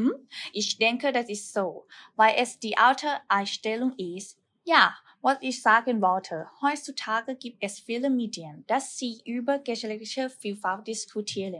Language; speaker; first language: German; non-native, learner; Thai